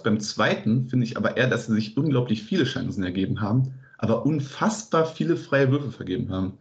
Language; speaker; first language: German; native; German